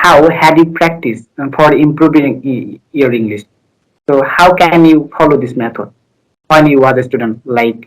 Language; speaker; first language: English; non-native, learner; Bangla